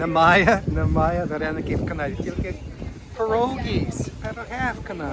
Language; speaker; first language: Ukrainian; non-native, learner; English